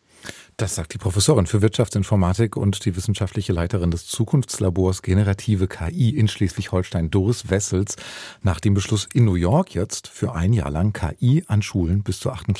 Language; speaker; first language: German; native; German